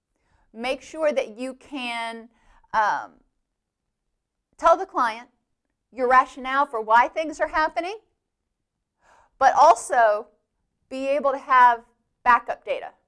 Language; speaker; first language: English; native; English